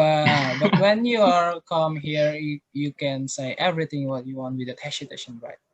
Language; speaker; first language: English; non-native, learner; Indonesian